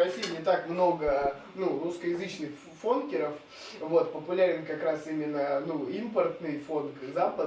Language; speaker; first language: Russian; native; Russian